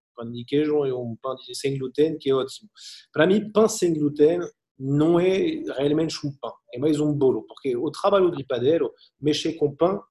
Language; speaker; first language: Portuguese; non-native, learner; French